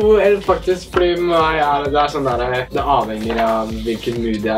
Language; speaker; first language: Norwegian; native; Norwegian